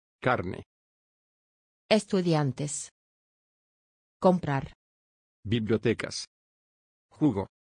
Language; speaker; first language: Spanish; non-native, learner; English